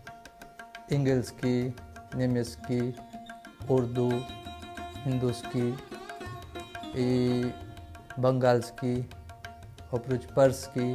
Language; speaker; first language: Polish; non-native, learner; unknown